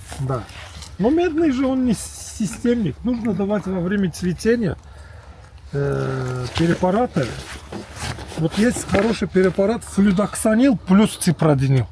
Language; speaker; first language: Russian; non-native, local second language; Azerbaijani